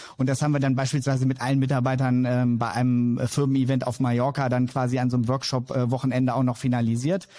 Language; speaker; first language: German; native; German